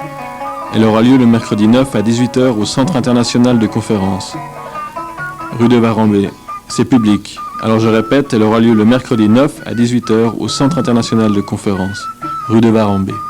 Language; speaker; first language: French; native; French